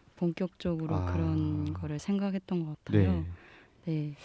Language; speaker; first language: Korean; native; Korean